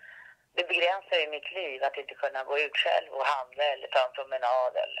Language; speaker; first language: Swedish; native; Swedish